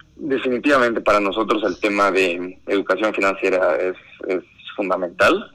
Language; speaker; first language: Spanish; native; Spanish